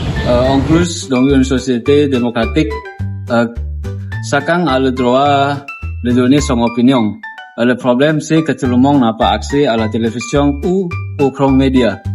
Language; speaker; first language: French; non-native, learner; Indonesian